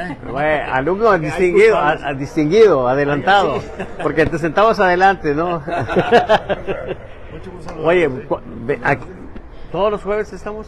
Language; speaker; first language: Spanish; native; Spanish